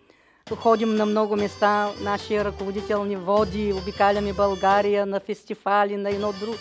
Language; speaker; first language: Bulgarian; native; Bulgarian